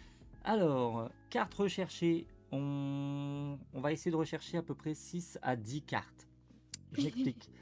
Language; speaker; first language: French; native; French